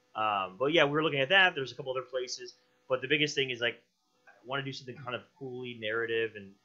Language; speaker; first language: English; native; English